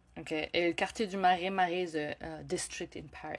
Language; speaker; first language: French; native; French